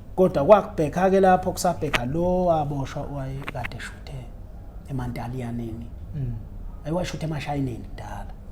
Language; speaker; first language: Zulu; native; Zulu